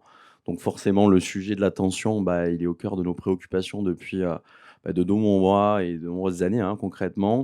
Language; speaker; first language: French; native; French